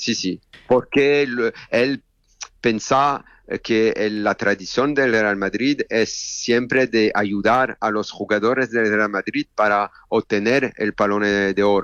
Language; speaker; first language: Spanish; non-native, learner; French